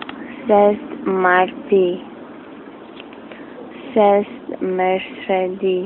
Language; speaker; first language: French; non-native, fluent; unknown